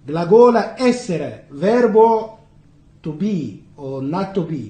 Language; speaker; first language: Russian; non-native, fluent; Italian